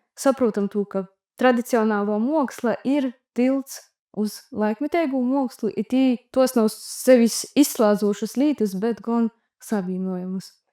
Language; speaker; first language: Latvian; native; Latvian